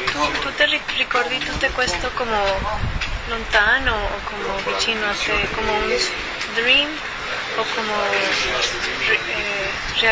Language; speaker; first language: Italian; non-native, learner; Spanish